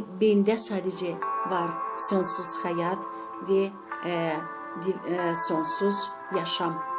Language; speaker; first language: Turkish; non-native, fluent; Azerbaijani